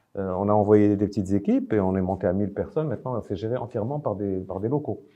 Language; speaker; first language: French; non-native, local second language; Arabic